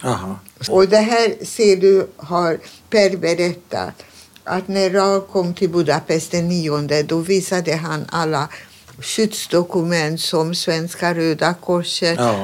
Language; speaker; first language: Swedish; non-native, fluent; Hungarian